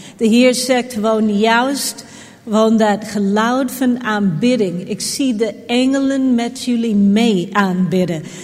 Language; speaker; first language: Dutch; non-native, fluent; English